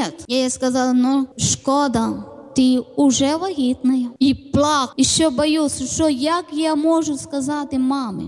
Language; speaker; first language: Ukrainian; non-native, learner; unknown